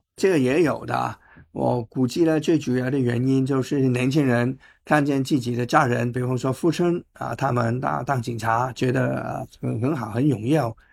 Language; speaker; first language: Chinese; non-native, fluent; Cantonese